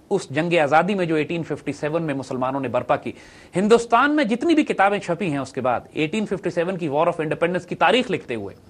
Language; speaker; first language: Urdu; native; Urdu